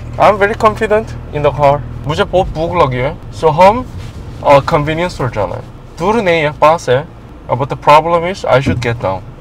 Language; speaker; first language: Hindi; non-native, learner; Korean